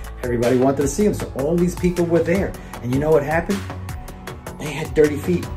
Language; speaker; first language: English; native; English